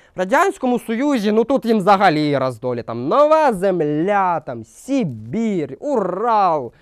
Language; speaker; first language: Ukrainian; non-native, local second language; Russian